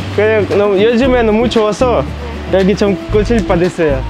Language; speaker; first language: Korean; non-native, learner; Ukrainian